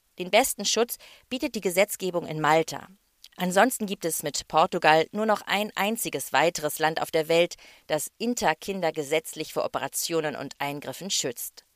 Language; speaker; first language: German; native; German